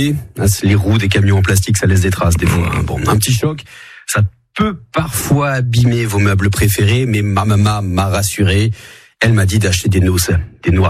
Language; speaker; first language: French; native; French